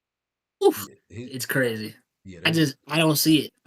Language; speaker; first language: English; native; English